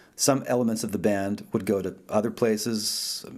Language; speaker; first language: English; early bilingual, other home language; Italian